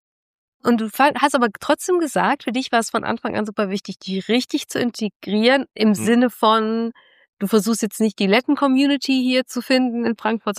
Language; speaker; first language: German; native; German